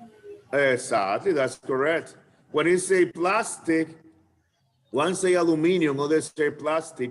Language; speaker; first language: English; non-native, fluent; Spanish